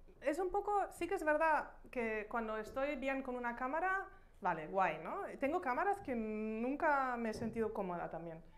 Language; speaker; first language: Spanish; non-native, fluent; German